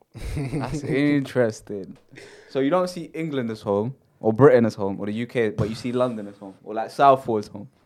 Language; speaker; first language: English; native; English